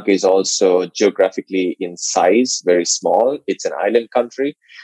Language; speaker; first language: English; non-native, local second language; Sinhala